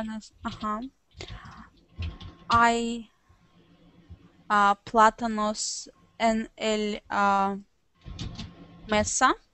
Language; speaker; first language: Spanish; non-native, learner; Russian